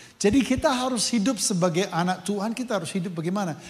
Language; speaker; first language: Indonesian; non-native, fluent; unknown